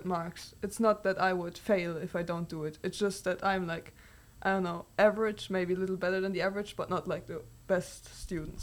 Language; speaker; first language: English; non-native, fluent; German